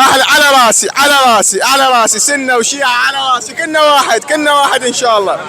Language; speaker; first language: Arabic; native; Arabic